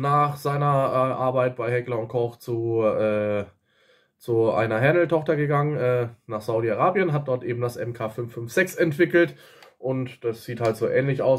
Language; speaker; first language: German; native; German